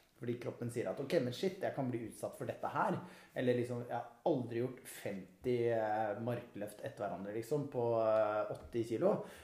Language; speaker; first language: Norwegian; native; Norwegian